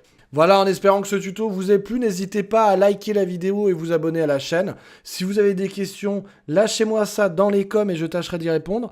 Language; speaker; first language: French; native; French